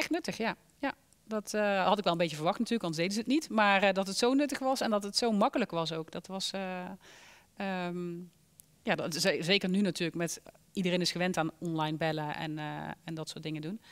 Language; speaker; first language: Dutch; native; Dutch